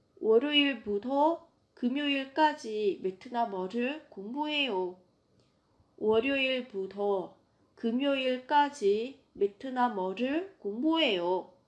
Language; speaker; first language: Korean; non-native, fluent; Vietnamese